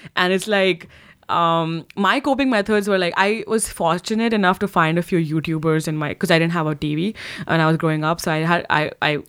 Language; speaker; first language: English; non-native, local second language; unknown